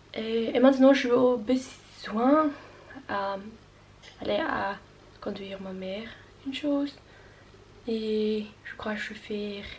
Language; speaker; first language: French; non-native, learner; Norwegian